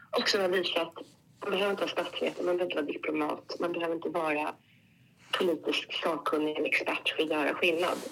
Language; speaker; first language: Swedish; native; Swedish